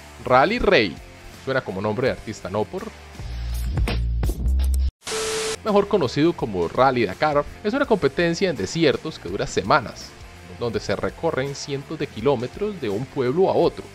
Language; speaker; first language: Spanish; native; Spanish